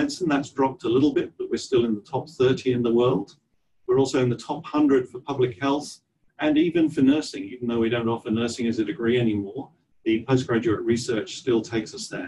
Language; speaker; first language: English; native; English